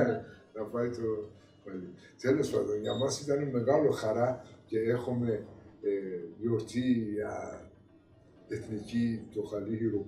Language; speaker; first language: Greek; non-native, learner; Persian